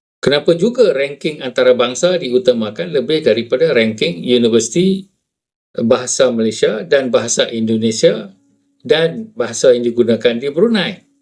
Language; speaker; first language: Malay; native; Malay